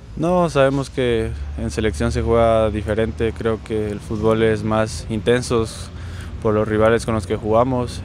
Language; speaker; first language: Spanish; native; Spanish